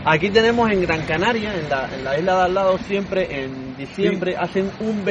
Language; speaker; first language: Spanish; native; Spanish